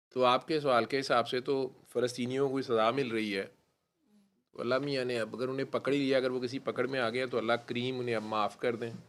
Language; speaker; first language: Urdu; non-native, local second language; Punjabi